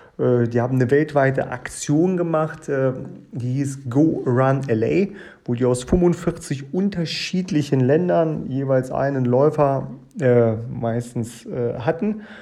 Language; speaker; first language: German; early bilingual, other home language; Russian